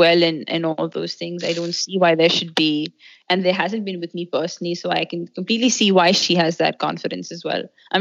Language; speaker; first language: English; non-native, local second language; Hindi